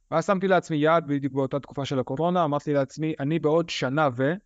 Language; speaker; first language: Hebrew; early bilingual, other home language; Russian